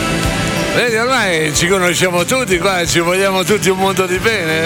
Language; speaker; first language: Italian; native; Italian